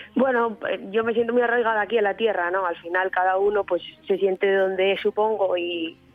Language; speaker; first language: Spanish; native; Spanish